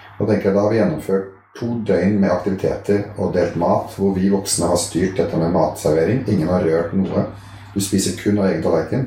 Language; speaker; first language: Norwegian; early bilingual, other home language; Arabic